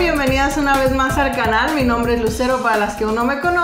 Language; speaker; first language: Spanish; native; Spanish